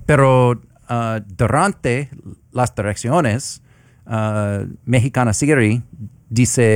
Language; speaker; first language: Spanish; non-native, learner; English